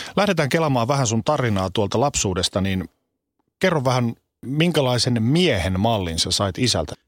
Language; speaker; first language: Finnish; native; Finnish